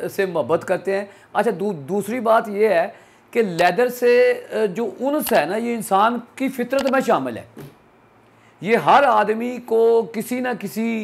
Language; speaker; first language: Urdu; non-native, local second language; Punjabi